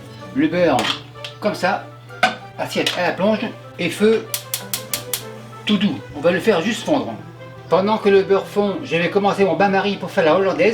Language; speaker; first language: French; native; French